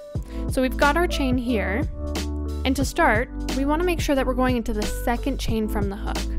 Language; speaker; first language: English; native; English